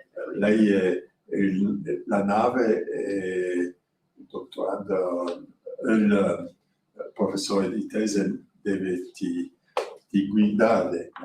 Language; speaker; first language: Italian; non-native, learner; French